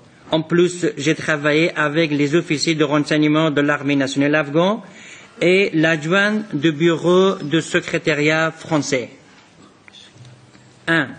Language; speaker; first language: French; non-native, fluent; Persian